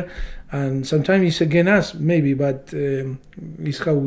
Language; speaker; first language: English; non-native, learner; Spanish